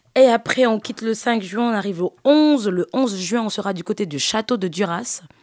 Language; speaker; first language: French; early bilingual, other home language; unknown